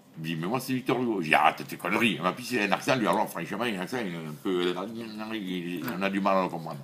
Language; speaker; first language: French; native; French